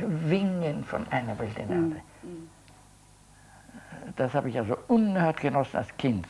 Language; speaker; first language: German; native; German